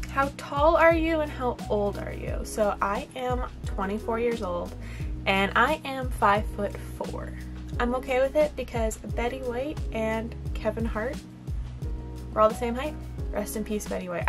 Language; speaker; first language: English; native; English